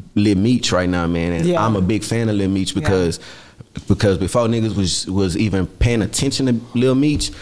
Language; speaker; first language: English; native; English